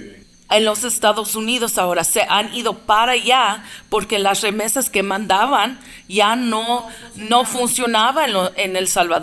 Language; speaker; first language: Spanish; early bilingual, heritage; Spanish